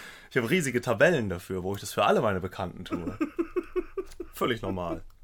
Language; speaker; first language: German; native; German